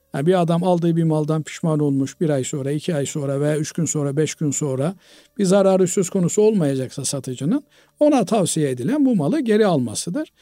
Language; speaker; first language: Turkish; native; Turkish